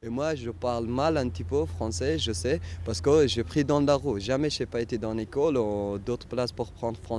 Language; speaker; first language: French; non-native, learner; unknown